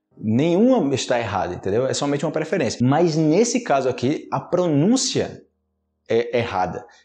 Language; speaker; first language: Portuguese; native; Portuguese